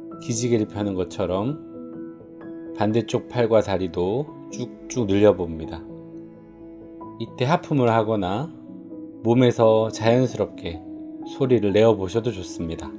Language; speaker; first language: Korean; native; Korean